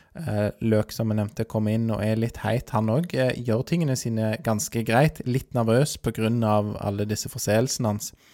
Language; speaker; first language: Norwegian; native; Norwegian